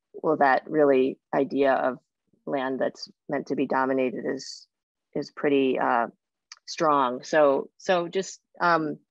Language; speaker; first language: English; native; English